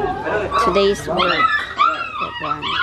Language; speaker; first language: English; non-native, local second language; Cebuano